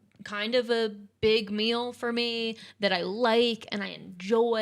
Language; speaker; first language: English; native; English